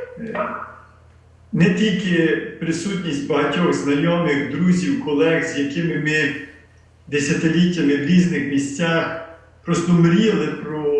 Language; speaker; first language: Ukrainian; early bilingual, heritage; Ukrainian